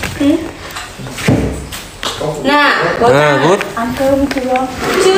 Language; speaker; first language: Vietnamese; non-native, learner; Indonesian